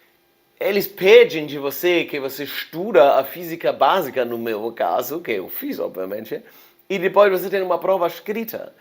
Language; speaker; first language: Portuguese; non-native, fluent; German